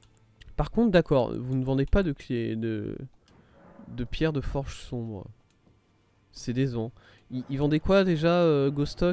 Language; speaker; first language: French; native; French